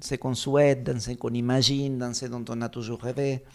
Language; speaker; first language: French; non-native, fluent; Spanish